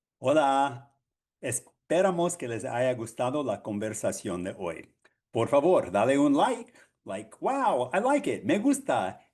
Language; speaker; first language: Spanish; non-native, learner; English